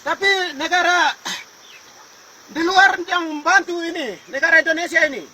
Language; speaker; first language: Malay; non-native, local second language; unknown